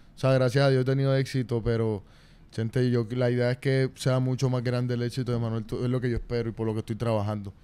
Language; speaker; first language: Spanish; native; Spanish